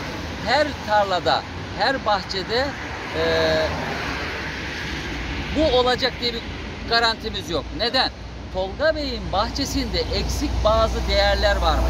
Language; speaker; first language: Turkish; native; Turkish